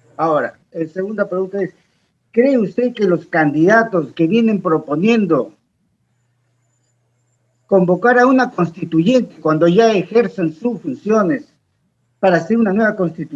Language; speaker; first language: Spanish; native; Spanish